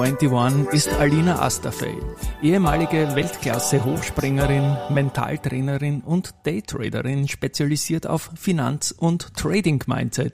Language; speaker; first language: German; native; German